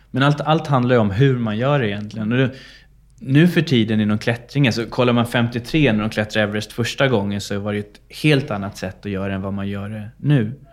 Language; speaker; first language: Swedish; native; Swedish